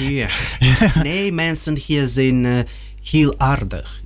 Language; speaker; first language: Dutch; non-native, learner; Russian